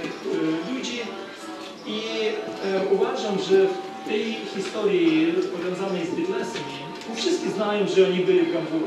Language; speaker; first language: Polish; non-native, fluent; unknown